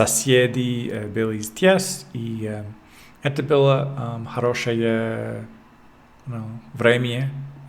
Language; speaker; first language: Russian; non-native, learner; English